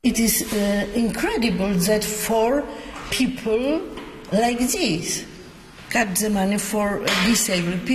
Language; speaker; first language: English; non-native, learner; Polish